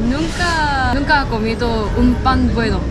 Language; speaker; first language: Spanish; non-native, learner; Korean